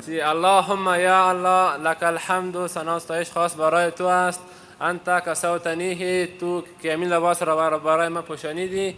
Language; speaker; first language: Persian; native; Persian